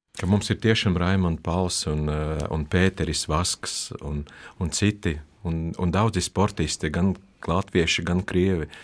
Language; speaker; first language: Latvian; non-native, local second language; Russian